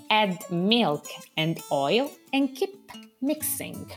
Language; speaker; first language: English; non-native, fluent; Italian